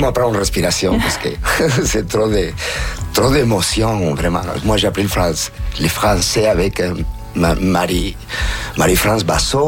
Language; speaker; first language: French; native; French